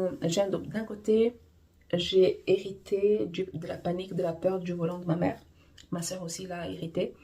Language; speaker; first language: French; non-native, fluent; Portuguese